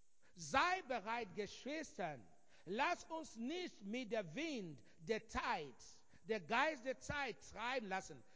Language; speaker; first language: German; non-native, fluent; Igbo